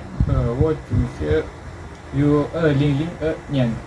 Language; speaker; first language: Chinese; non-native, learner; Malay